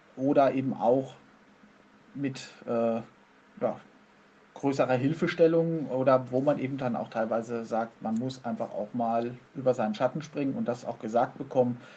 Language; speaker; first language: German; native; German